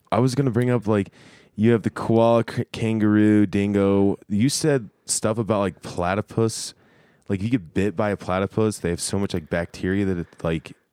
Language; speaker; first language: English; native; English